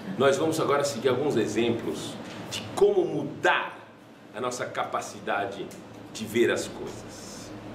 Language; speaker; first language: Portuguese; non-native, fluent; French